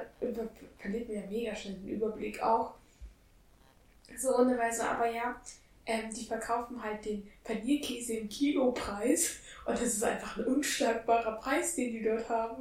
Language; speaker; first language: German; native; German